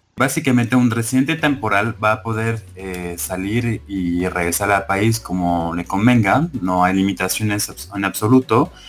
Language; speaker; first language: Spanish; non-native, fluent; French